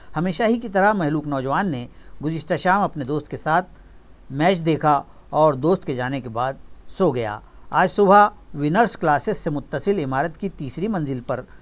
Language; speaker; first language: Urdu; native; Urdu